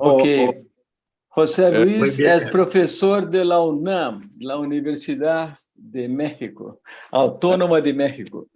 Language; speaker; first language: Spanish; non-native, fluent; Portuguese